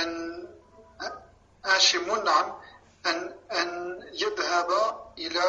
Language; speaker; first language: Arabic; non-native, learner; French